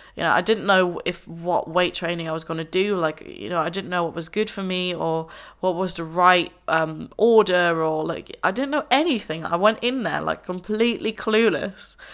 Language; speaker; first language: English; non-native, fluent; Dutch